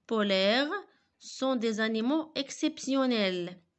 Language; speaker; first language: French; non-native, local second language; Arabic